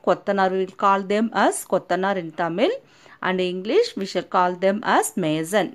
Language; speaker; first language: English; non-native, local second language; Tamil